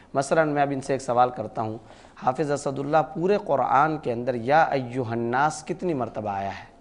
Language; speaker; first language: Urdu; native; Urdu